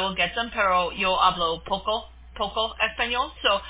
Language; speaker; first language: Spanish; non-native, learner; English